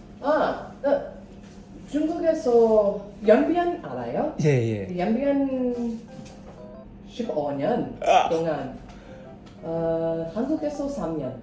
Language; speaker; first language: Korean; non-native, learner; English